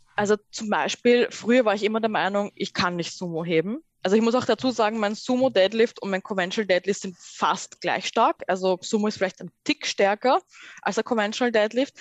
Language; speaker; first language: German; early bilingual, other home language; Persian